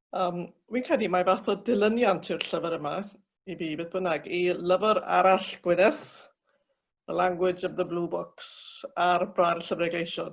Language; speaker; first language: Welsh; native; Welsh